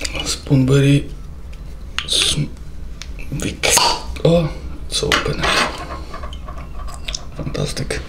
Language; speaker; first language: English; non-native, learner; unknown